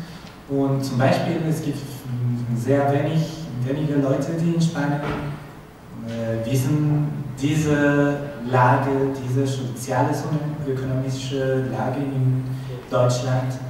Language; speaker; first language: German; non-native, learner; Spanish